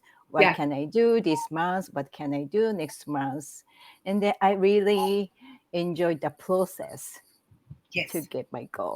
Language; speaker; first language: English; non-native, learner; Japanese